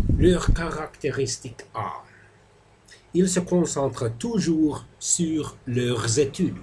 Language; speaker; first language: French; non-native, fluent; Finnish